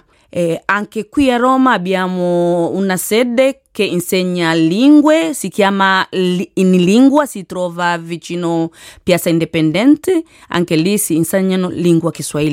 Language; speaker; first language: Italian; non-native, learner; Swahili